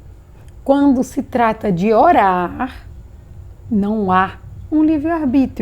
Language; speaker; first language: Portuguese; native; Portuguese